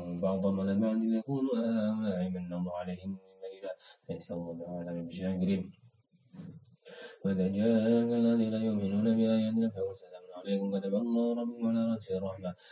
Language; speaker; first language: Arabic; non-native, learner; Indonesian